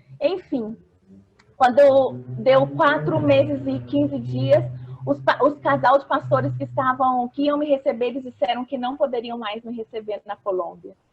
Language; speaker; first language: Portuguese; native; Portuguese